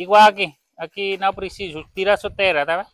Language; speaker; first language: Portuguese; non-native, learner; Vietnamese